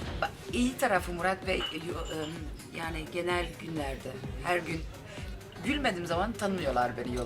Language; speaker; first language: Turkish; early bilingual, heritage; Turkish